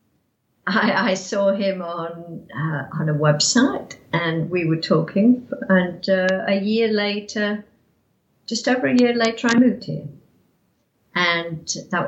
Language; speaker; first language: English; native; English